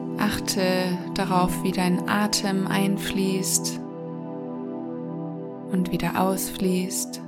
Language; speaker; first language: German; native; German